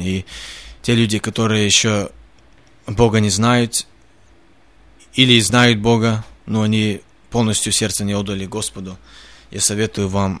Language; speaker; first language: Russian; early bilingual, heritage; Russian